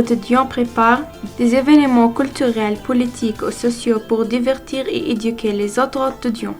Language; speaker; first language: French; non-native, learner; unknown